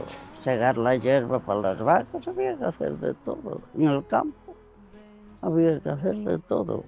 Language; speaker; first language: Spanish; non-native, local second language; Galician